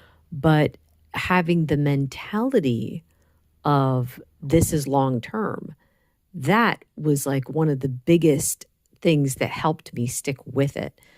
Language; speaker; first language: English; native; English